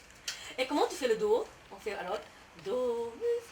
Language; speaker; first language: French; non-native, local second language; Arabic